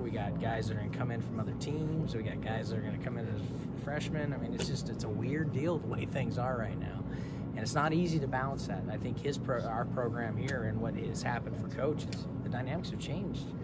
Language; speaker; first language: English; native; English